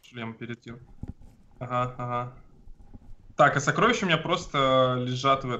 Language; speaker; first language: Russian; native; Russian